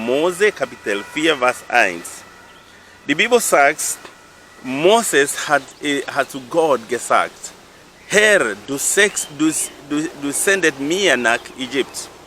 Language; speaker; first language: German; non-native, learner; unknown